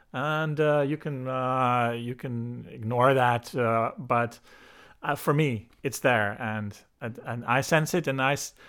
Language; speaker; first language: English; non-native, fluent; Dutch